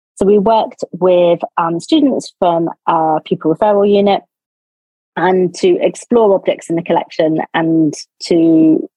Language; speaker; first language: English; native; English